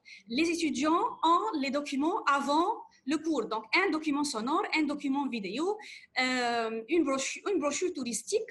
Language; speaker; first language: French; non-native, fluent; Arabic